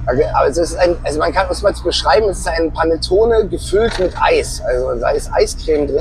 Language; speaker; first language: German; native; German